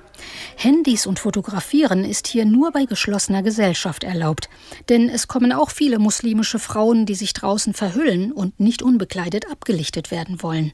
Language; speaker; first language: German; native; German